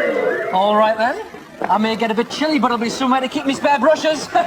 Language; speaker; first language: English; native; English